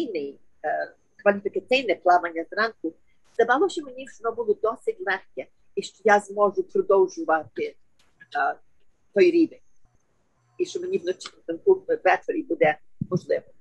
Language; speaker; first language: Ukrainian; early bilingual, heritage; Ukrainian